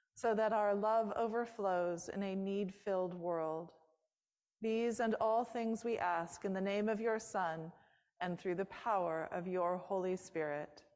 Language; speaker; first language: English; native; English